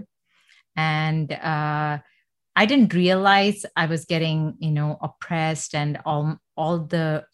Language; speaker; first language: English; non-native, fluent; Malayalam